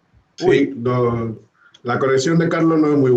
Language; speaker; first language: Spanish; native; Spanish